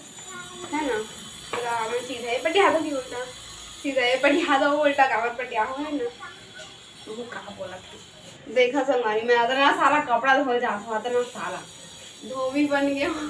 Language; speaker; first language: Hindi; non-native, local second language; Chhattisgarhi